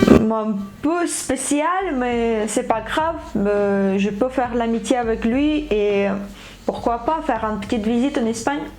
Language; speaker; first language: French; non-native, fluent; Ukrainian